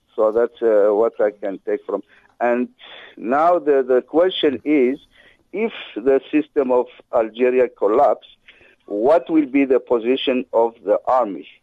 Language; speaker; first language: English; non-native, fluent; Arabic